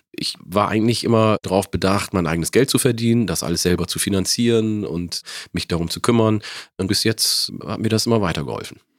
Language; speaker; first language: German; early bilingual, other home language; Oromo